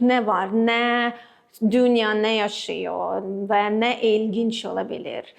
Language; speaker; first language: Turkish; non-native, learner; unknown